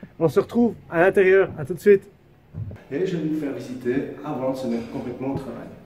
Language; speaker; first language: French; native; French